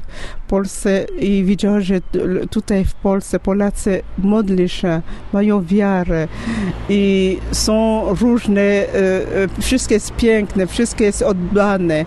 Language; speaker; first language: Polish; non-native, learner; French